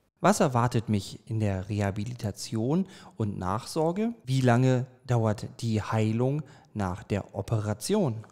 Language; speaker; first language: German; native; German